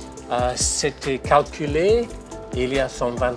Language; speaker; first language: French; non-native, fluent; English